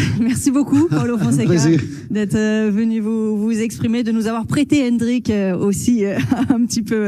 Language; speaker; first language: French; native; French